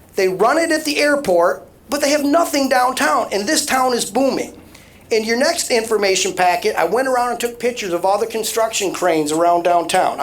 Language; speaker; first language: English; native; English